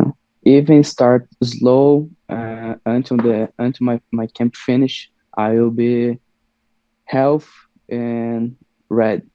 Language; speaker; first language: English; non-native, learner; Portuguese